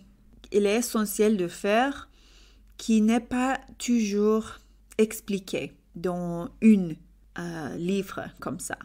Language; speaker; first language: French; non-native, learner; English